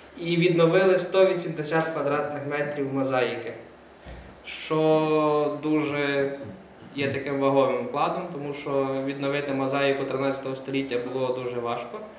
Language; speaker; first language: Ukrainian; native; Ukrainian